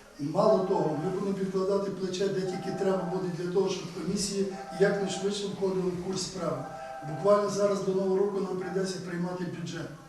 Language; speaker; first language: Ukrainian; native; Ukrainian